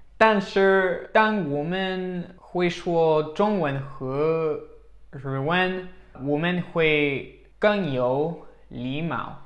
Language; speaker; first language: Chinese; non-native, fluent; English